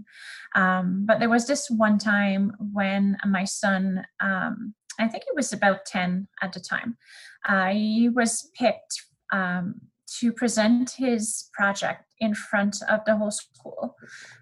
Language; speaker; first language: English; non-native, fluent; French